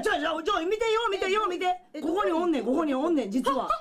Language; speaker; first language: Japanese; native; Japanese